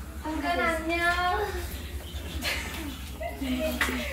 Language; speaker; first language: Korean; non-native, fluent; Khmer